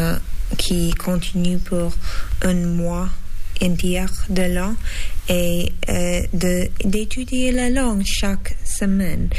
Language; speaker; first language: French; non-native, learner; English